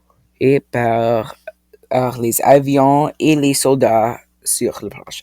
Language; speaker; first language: French; non-native, local second language; English